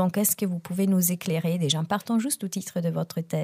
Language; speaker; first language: French; non-native, fluent; Italian